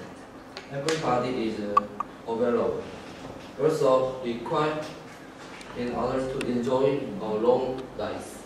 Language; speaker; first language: English; non-native, learner; Korean